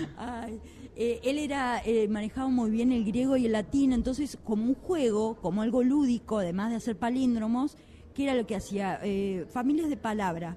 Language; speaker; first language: Spanish; native; Spanish